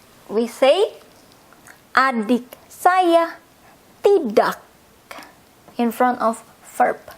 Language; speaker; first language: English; non-native, fluent; Indonesian